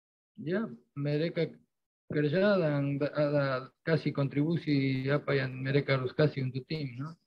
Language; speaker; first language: Indonesian; non-native, fluent; Spanish